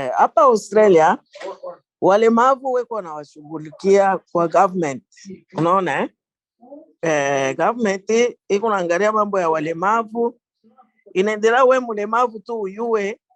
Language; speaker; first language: Swahili; native; Swahili